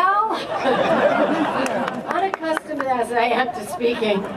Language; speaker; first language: English; native; English